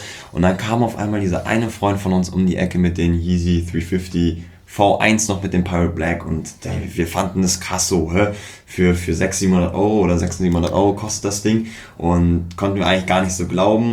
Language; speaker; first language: German; native; German